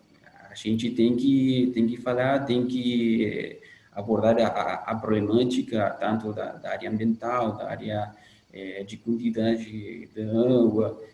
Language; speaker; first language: Portuguese; non-native, fluent; Spanish